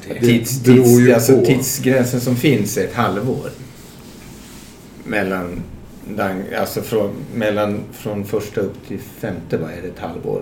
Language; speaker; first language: Swedish; native; Swedish